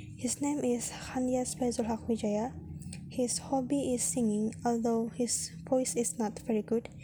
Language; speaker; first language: English; non-native, fluent; Indonesian